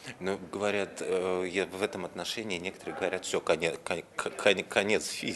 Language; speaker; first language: Russian; native; Russian